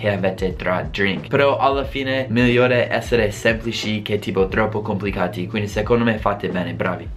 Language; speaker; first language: Italian; non-native, fluent; English